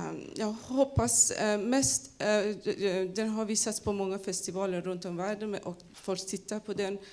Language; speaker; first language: Swedish; non-native, fluent; Persian